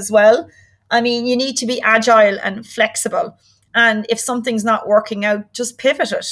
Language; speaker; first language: English; native; English